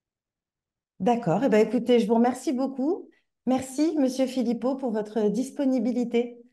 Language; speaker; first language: French; native; French